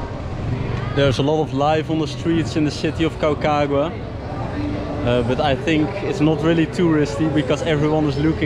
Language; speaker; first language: English; non-native, fluent; Dutch